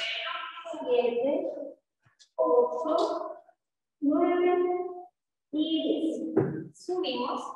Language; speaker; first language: Spanish; native; Spanish